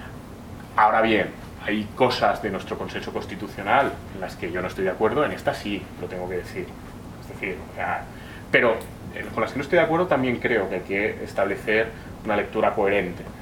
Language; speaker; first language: Spanish; native; Spanish